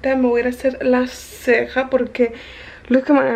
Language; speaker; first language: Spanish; early bilingual, heritage; Spanish